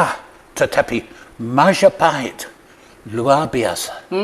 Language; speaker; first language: Indonesian; non-native, learner; English